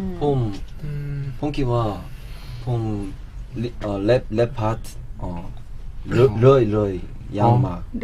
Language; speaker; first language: Thai; non-native, learner; Korean